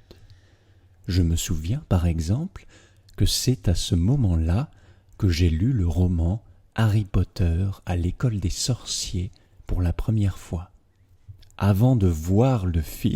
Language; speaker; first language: French; native; French